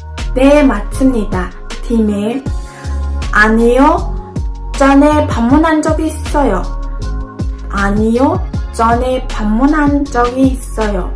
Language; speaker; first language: Korean; non-native, learner; Mongolian